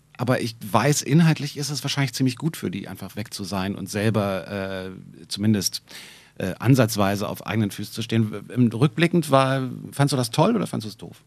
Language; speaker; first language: German; native; German